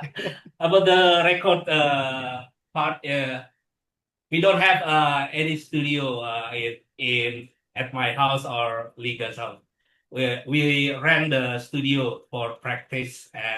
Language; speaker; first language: English; non-native, learner; Indonesian